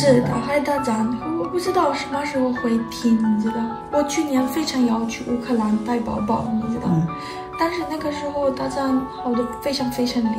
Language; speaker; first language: Chinese; non-native, learner; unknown